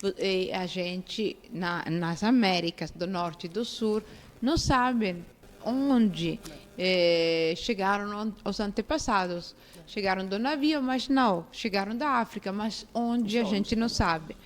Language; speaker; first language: Portuguese; non-native, fluent; Italian